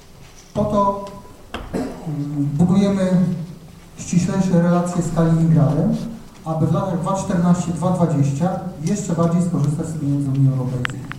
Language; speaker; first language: Polish; native; Polish